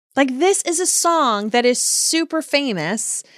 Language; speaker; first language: English; native; English